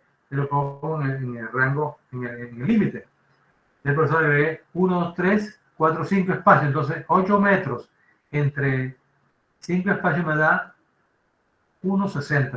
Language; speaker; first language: Spanish; native; Spanish